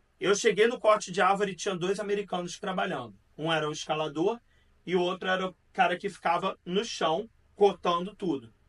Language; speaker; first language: Portuguese; native; Portuguese